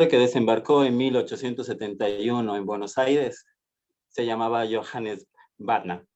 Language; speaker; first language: Spanish; native; Spanish